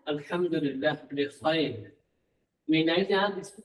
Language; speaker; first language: Arabic; non-native, learner; Bangla